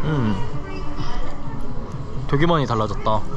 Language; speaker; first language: Korean; native; Korean